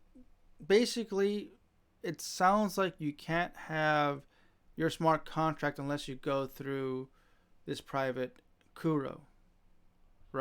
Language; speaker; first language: English; native; English